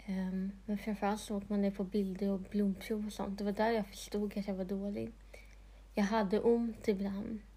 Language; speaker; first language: Swedish; non-native, local second language; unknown